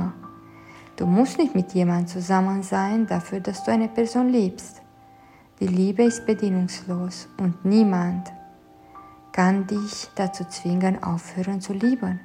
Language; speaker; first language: German; non-native, fluent; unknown